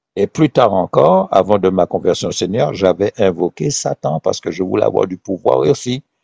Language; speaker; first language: French; non-native, local second language; Haitian Creole